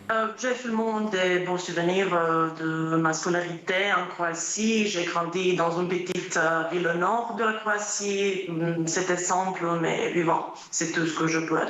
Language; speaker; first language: French; non-native, fluent; Croatian